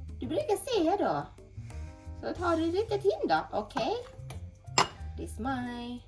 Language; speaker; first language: Swedish; non-native, learner; Thai